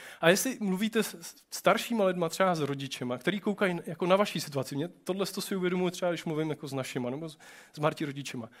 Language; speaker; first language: Czech; native; Czech